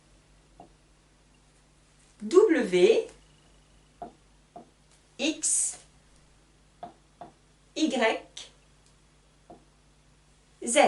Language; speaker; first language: French; native; French